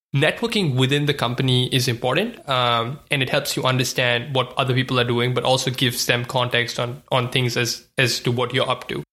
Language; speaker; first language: English; non-native, local second language; Hindi